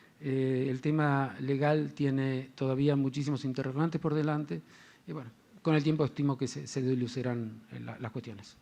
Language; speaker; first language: Spanish; native; Spanish